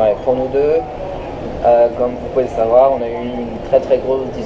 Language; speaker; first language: French; native; French